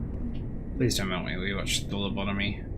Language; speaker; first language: English; native; English